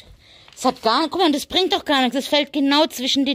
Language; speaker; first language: German; native; German